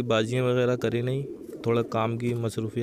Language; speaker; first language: Hindi; native; Hindi